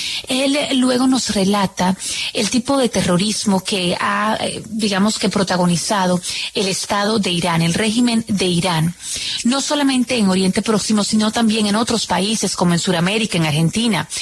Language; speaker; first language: Spanish; native; Spanish